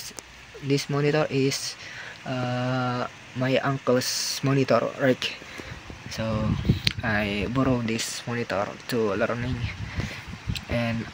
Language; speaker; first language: English; non-native, learner; Indonesian